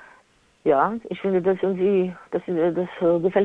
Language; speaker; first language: German; non-native, fluent; French